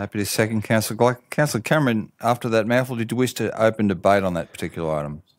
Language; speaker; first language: English; native; English